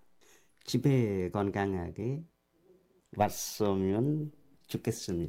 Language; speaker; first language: Korean; non-native, learner; Khmer